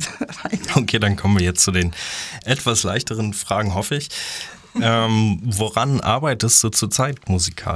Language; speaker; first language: German; native; German